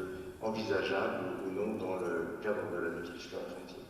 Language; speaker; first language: French; native; French